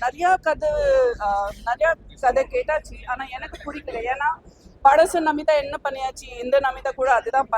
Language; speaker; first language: Tamil; non-native, fluent; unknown